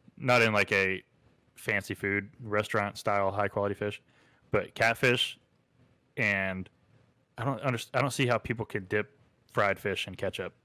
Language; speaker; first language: English; native; English